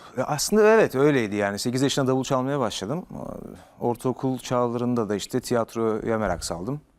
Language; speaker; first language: Turkish; native; Turkish